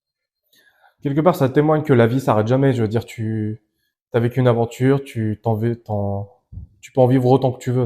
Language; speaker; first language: French; native; French